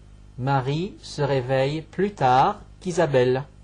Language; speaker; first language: French; non-native, fluent; Chinese